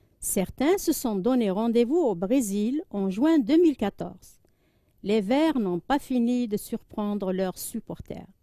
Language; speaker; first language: French; non-native, local second language; Arabic